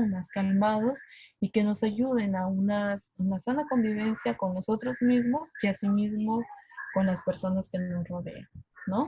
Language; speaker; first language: Spanish; native; Spanish